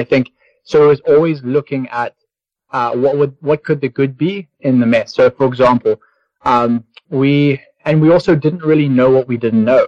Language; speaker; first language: English; native; English